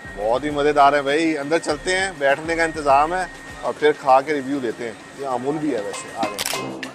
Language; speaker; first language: Urdu; non-native, local second language; Punjabi